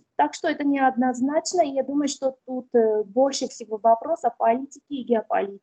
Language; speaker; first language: Russian; non-native, fluent; Armenian